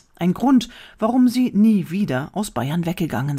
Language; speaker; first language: German; native; German